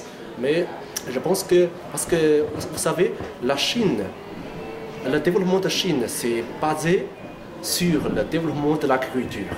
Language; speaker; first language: French; non-native, fluent; Chinese